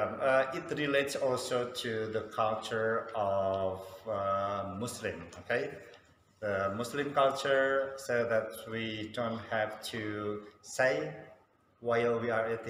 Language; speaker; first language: English; non-native, fluent; Sundanese